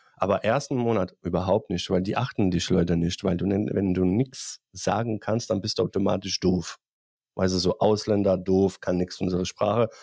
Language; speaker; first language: German; non-native, fluent; Bosnian